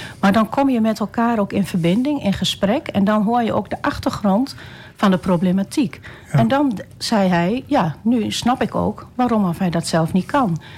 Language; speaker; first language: Dutch; native; Dutch